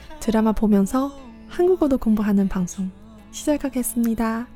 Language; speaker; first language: Korean; non-native, fluent; Chinese